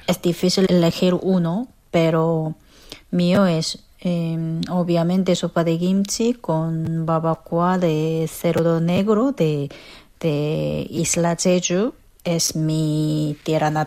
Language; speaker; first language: Spanish; non-native, fluent; Korean